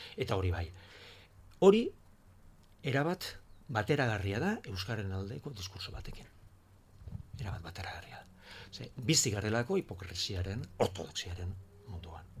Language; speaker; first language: Basque; non-native, local second language; Spanish